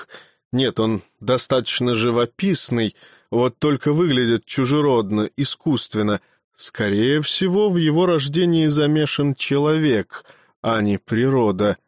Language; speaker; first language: Russian; native; Russian